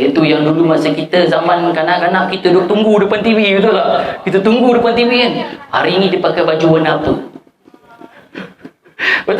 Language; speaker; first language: Malay; native; Malay